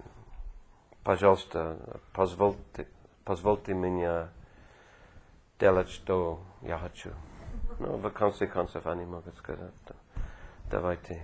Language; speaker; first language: Russian; non-native, fluent; English